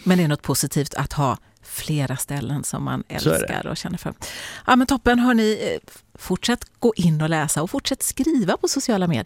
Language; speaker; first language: Swedish; native; Swedish